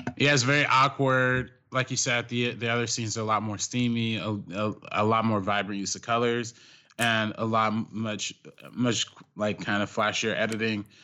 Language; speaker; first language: English; native; English